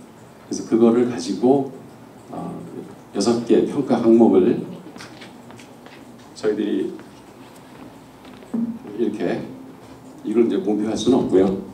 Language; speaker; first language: Korean; native; Korean